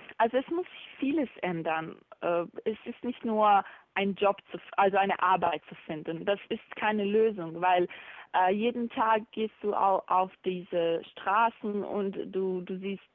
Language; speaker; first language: German; non-native, fluent; Bosnian